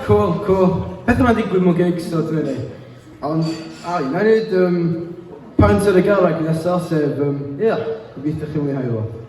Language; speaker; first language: Welsh; native; Welsh